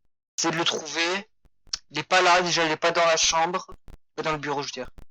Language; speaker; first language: French; native; French